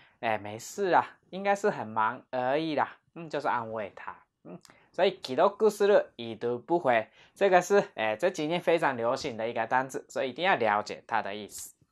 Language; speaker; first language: Chinese; non-native, fluent; Japanese